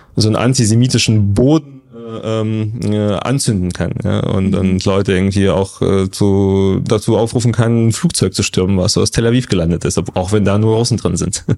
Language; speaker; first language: German; non-native, fluent; Russian